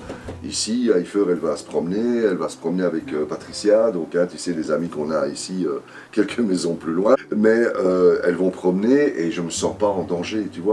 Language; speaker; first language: French; non-native, fluent; Italian